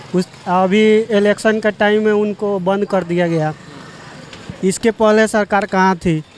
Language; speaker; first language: Hindi; native; Hindi